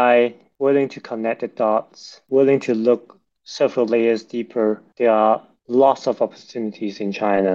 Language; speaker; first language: English; non-native, local second language; Cantonese